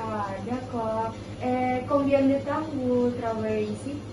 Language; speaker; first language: French; non-native, learner; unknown